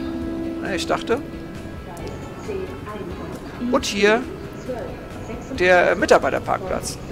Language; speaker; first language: German; native; German